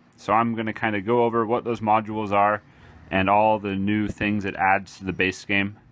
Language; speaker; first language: English; native; English